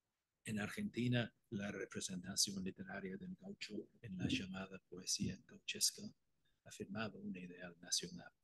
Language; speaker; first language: Spanish; non-native, fluent; Irish